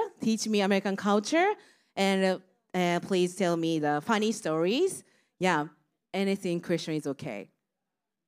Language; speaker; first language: English; non-native, learner; Japanese